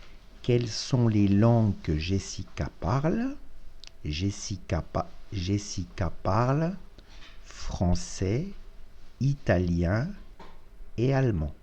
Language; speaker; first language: French; non-native, fluent; Russian